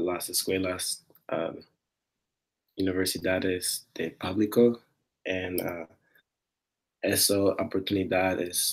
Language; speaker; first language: Spanish; non-native, learner; English